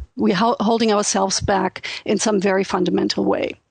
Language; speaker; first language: English; non-native, fluent; German